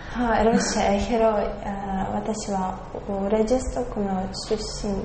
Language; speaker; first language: Japanese; non-native, learner; Russian